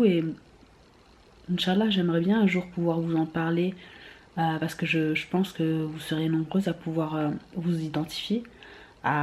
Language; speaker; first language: French; native; French